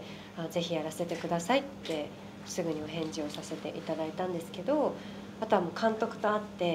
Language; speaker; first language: Japanese; native; Japanese